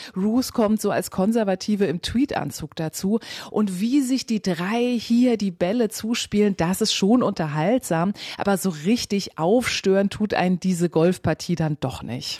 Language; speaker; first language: German; native; German